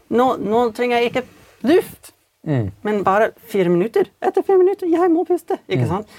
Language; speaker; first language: Norwegian; non-native, fluent; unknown